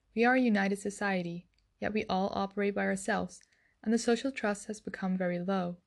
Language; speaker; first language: English; non-native, fluent; Dutch